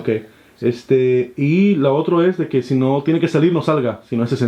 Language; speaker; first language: Spanish; native; Spanish